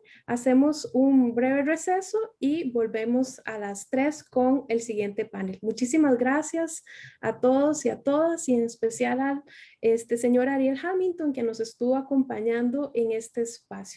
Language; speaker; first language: Spanish; native; Spanish